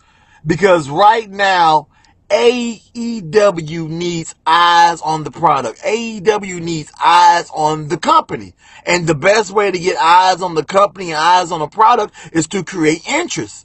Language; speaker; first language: English; native; English